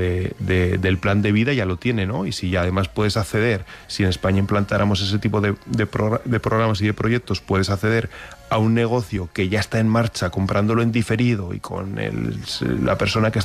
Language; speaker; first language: Spanish; native; Spanish